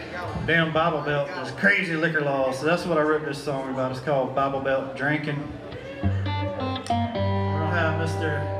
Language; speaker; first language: English; native; English